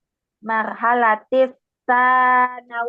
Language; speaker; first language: Arabic; non-native, fluent; Indonesian